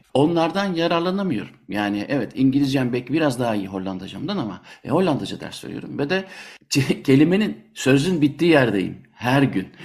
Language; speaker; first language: Turkish; native; Turkish